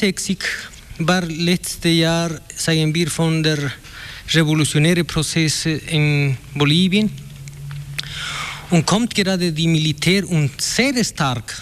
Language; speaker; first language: German; non-native, learner; Spanish